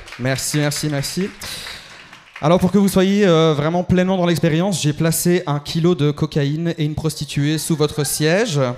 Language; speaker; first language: French; early bilingual, other home language; Albanian